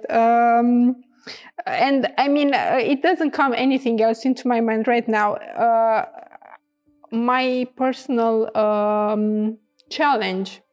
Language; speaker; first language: English; non-native, fluent; Romanian